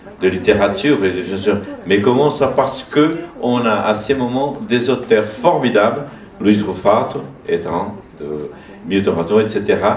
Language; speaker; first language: French; non-native, fluent; Portuguese